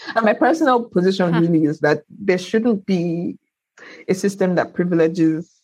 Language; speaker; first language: English; non-native, local second language; Yoruba